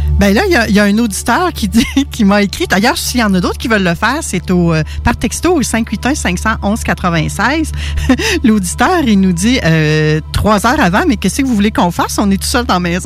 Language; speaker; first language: French; native; French